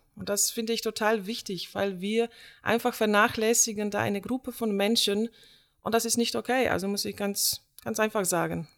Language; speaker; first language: German; non-native, fluent; Slovenian